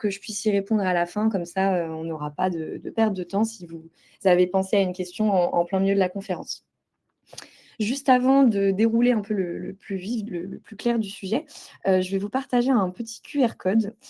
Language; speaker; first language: French; native; French